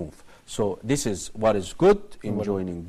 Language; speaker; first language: English; non-native, fluent; Arabic